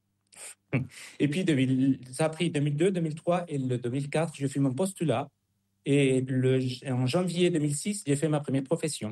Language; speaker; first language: French; non-native, fluent; Spanish